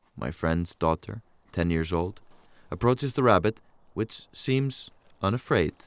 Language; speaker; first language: English; non-native, fluent; Icelandic